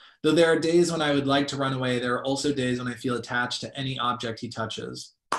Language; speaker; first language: English; early bilingual, other home language; Spanish